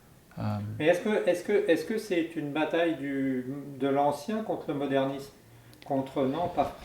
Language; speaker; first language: French; native; French